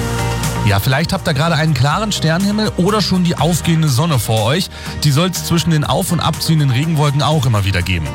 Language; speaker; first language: German; native; German